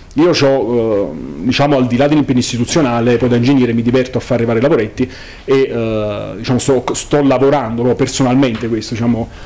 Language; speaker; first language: Italian; native; Italian